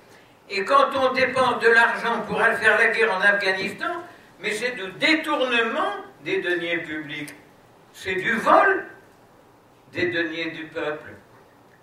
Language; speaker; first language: French; native; French